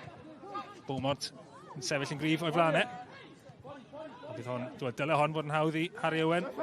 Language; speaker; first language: Welsh; native; Welsh